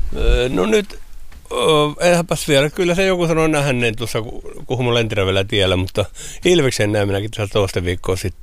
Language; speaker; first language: Finnish; native; Finnish